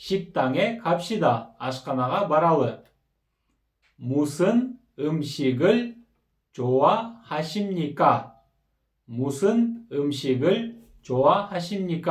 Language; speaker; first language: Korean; non-native, fluent; Kyrgyz